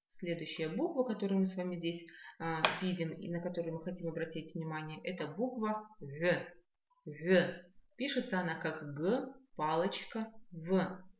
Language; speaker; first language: Russian; non-native, local second language; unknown